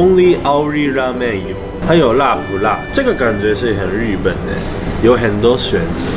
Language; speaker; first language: Chinese; non-native, fluent; Japanese